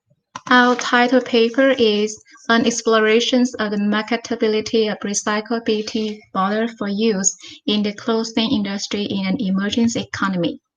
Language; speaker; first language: English; non-native, fluent; Vietnamese